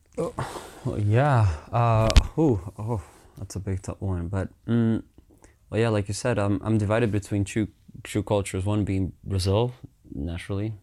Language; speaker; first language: English; early bilingual, heritage; Finnish